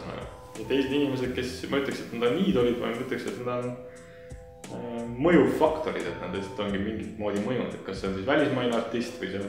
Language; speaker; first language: Estonian; native; Estonian